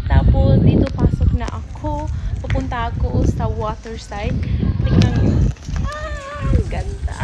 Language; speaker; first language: Filipino; non-native, learner; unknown